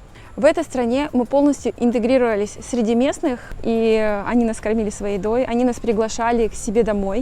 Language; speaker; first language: Russian; native; Russian